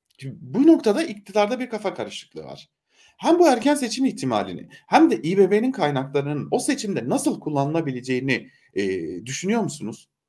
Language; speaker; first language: Turkish; native; Turkish